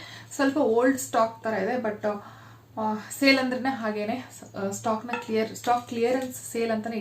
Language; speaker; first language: Kannada; native; Kannada